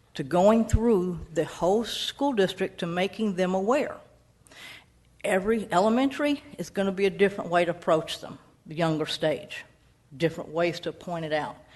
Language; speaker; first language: English; native; English